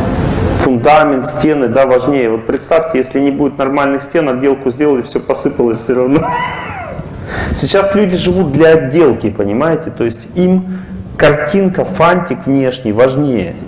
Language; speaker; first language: Russian; native; Russian